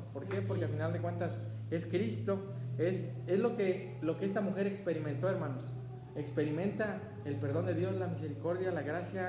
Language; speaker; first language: Spanish; native; Spanish